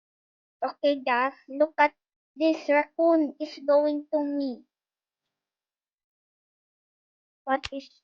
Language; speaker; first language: English; non-native, learner; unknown